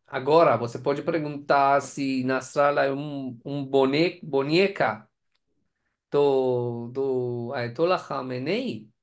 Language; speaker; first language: Portuguese; non-native, learner; Persian